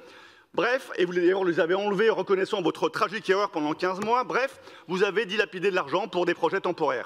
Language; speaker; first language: French; native; French